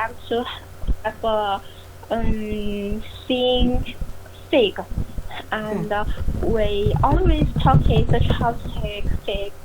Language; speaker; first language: English; non-native, learner; Chinese